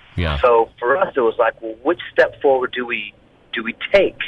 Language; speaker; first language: English; native; English